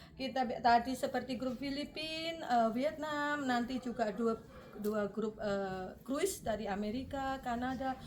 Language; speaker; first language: Indonesian; native; Indonesian